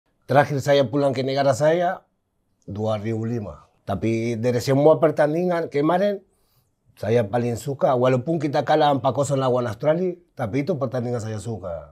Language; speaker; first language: Indonesian; non-native, fluent; Spanish